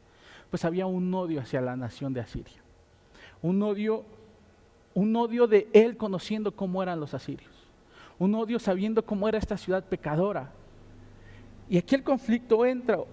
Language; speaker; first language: Spanish; native; Spanish